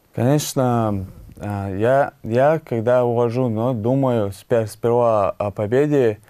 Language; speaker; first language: Russian; non-native, local second language; Chechen